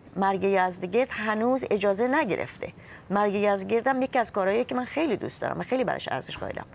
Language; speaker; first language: Persian; non-native, local second language; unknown